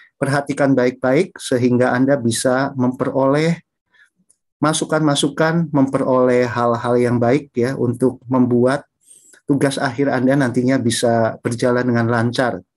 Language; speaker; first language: Indonesian; native; Indonesian